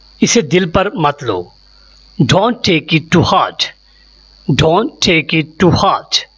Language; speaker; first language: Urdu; native; Urdu